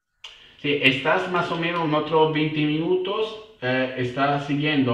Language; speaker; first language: Spanish; non-native, fluent; Italian